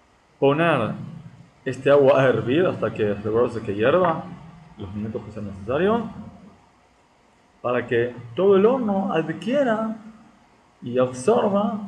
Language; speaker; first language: Spanish; native; Spanish